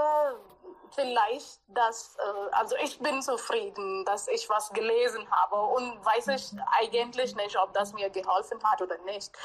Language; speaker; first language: German; non-native, learner; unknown